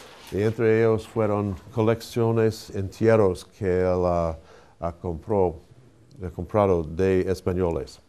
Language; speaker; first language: Spanish; non-native, fluent; English